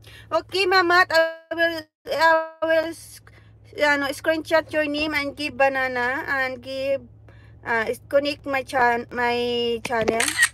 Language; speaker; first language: English; non-native, local second language; Cebuano